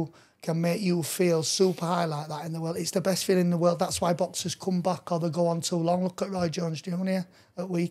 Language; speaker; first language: English; native; English